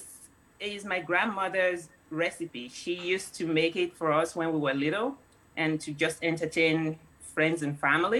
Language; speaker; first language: English; non-native, local second language; Yoruba